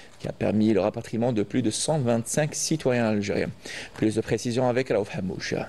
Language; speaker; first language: French; non-native, local second language; Arabic